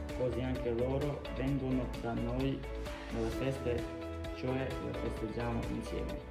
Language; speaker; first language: Italian; non-native, learner; Albanian